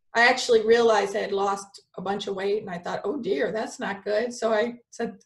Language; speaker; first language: English; native; English